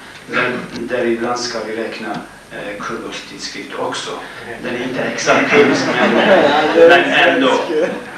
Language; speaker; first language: Swedish; non-native, fluent; Kurdish